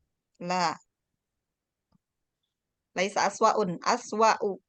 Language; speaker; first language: Arabic; non-native, fluent; Indonesian